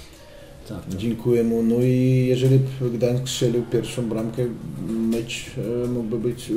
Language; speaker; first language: Polish; non-native, fluent; Russian